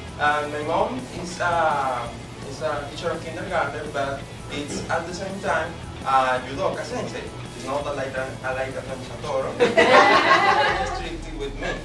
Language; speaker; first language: English; non-native, learner; Spanish